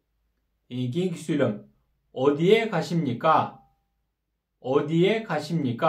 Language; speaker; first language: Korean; non-native, fluent; Kyrgyz